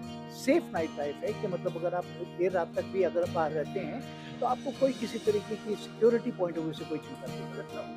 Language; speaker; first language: Hindi; native; Hindi